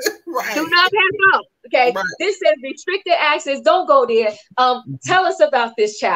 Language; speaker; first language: English; native; English